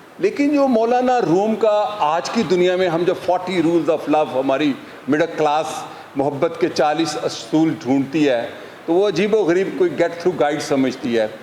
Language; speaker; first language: Urdu; native; Urdu